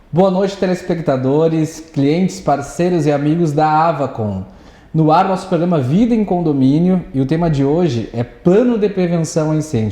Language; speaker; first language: Portuguese; native; Portuguese